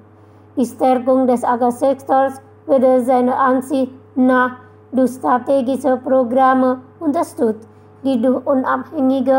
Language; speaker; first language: German; non-native, fluent; Indonesian